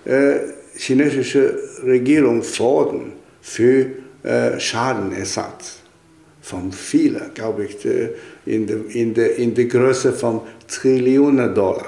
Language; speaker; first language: German; non-native, fluent; Chinese